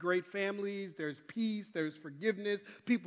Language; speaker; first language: English; native; English